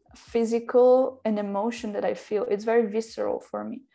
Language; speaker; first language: English; non-native, fluent; Italian